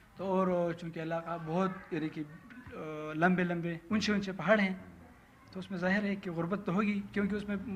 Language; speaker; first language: Urdu; non-native, local second language; Pashto